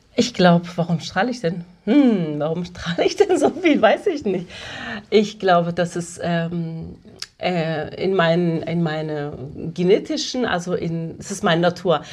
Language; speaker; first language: German; early bilingual, other home language; Kurdish